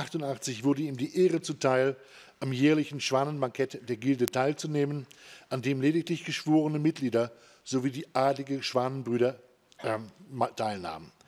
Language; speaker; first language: German; native; German